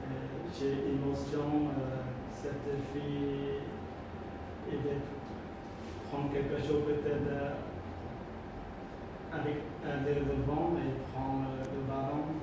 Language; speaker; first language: French; non-native, learner; Khmer